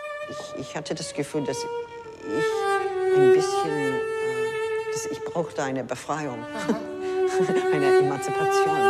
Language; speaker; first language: German; non-native, fluent; English